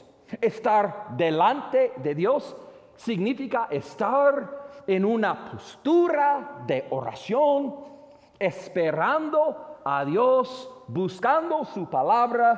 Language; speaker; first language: Spanish; non-native, fluent; English